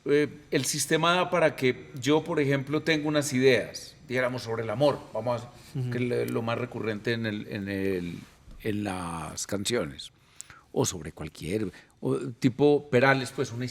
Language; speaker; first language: Spanish; native; Spanish